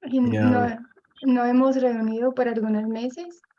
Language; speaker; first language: Spanish; non-native, fluent; English